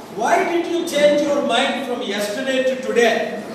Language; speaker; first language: English; non-native, local second language; Telugu